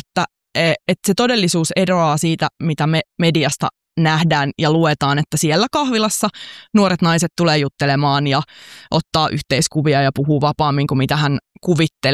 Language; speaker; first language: Finnish; native; Finnish